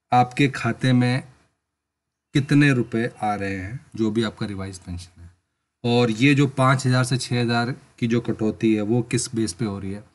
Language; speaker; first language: Hindi; native; Hindi